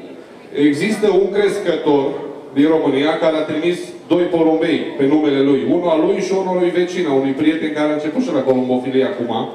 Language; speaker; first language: Romanian; native; Romanian